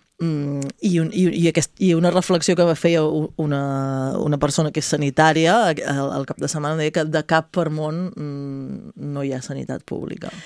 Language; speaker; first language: Catalan; native; Catalan